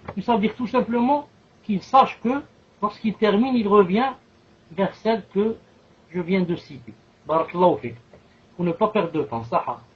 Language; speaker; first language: French; non-native, local second language; Arabic